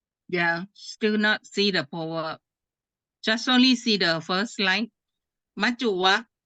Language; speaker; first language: English; non-native, learner; Thai